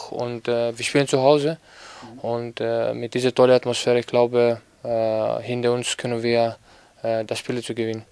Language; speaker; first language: German; non-native, fluent; Greek